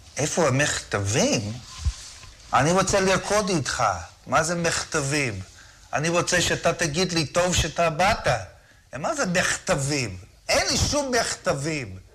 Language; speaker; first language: Hebrew; non-native, fluent; English